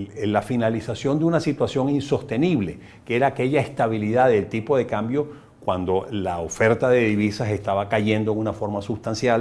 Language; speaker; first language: Spanish; native; Spanish